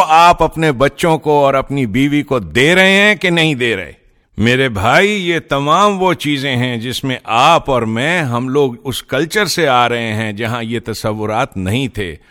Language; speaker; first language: Urdu; native; Urdu